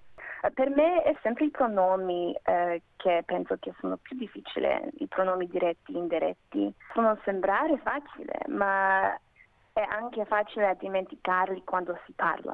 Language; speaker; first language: Italian; non-native, learner; Macedonian